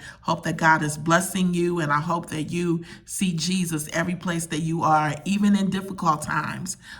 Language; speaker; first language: English; native; English